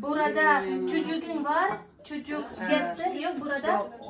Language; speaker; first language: Turkish; non-native, learner; Russian